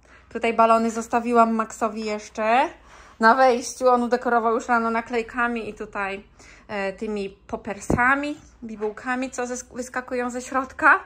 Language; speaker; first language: Polish; native; Polish